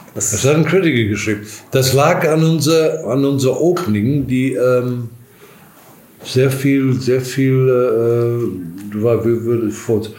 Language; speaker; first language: German; non-native, fluent; English